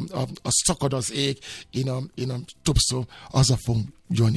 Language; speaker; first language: Hungarian; non-native, fluent; Yoruba